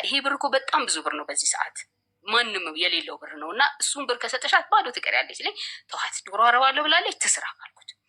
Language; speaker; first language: Amharic; native; Amharic